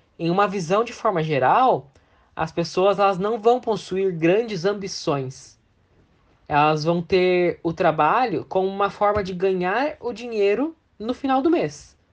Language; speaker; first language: Portuguese; native; Portuguese